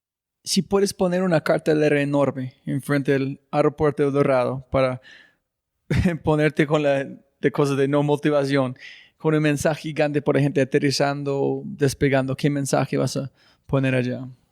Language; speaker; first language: Spanish; non-native, fluent; English